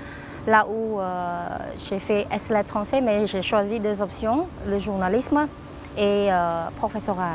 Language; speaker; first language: French; non-native, fluent; Khmer